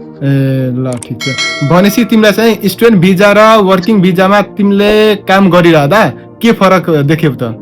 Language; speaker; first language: Nepali; native; Nepali